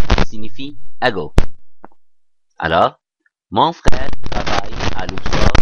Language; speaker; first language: French; non-native, fluent; Arabic